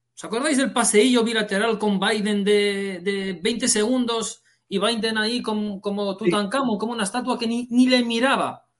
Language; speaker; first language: Spanish; early bilingual, heritage; Arabic